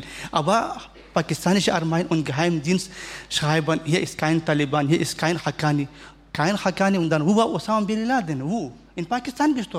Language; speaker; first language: German; non-native, learner; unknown